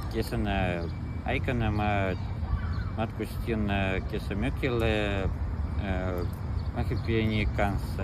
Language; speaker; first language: Finnish; non-native, learner; Russian